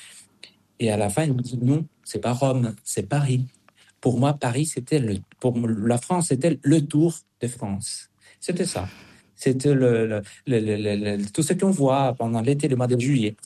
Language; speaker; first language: French; non-native, fluent; Spanish